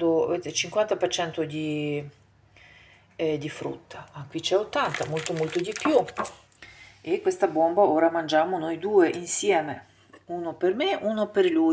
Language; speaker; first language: Italian; non-native, fluent; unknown